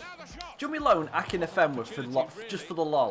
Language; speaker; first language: English; native; English